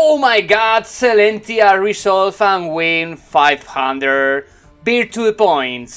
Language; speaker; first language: English; non-native, learner; Spanish